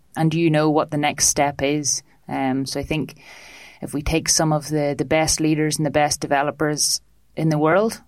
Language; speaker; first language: English; native; English